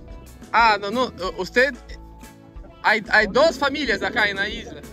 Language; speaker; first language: Spanish; non-native, learner; Portuguese